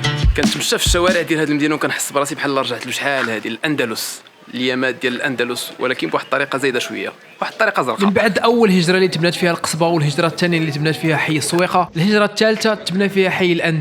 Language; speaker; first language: Arabic; native; Arabic